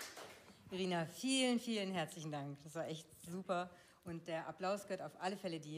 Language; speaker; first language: German; native; German